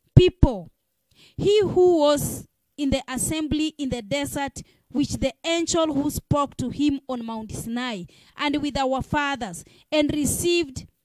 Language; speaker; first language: English; non-native, local second language; Swahili